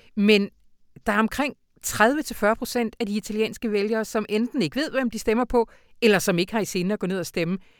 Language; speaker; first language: Danish; native; Danish